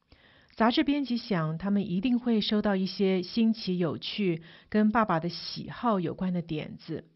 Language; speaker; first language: Chinese; native; Chinese